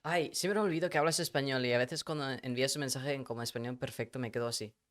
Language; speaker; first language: Spanish; early bilingual, other home language; English